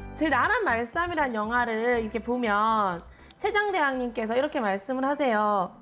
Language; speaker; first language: Korean; native; Korean